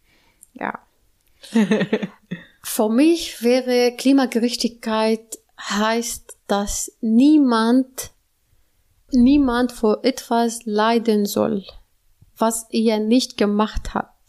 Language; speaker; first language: German; non-native, learner; Arabic